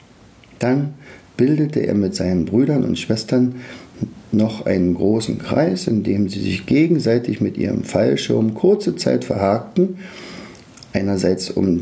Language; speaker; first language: German; native; German